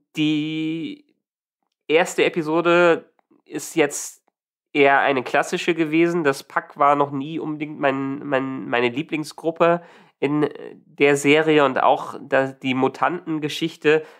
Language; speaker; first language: German; native; German